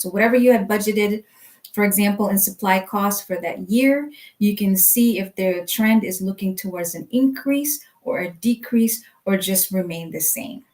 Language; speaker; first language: English; native; English